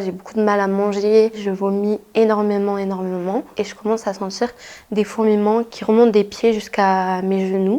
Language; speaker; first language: French; native; French